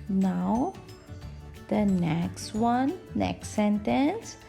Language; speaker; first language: English; non-native, local second language; Hindi